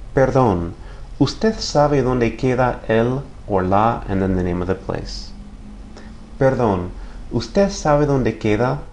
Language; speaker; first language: Spanish; non-native, fluent; English